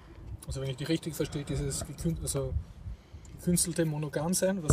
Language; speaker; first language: German; native; German